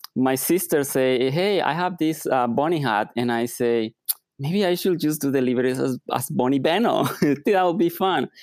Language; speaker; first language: English; non-native, fluent; Spanish